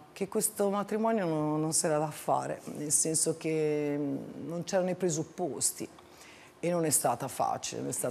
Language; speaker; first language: Italian; native; Italian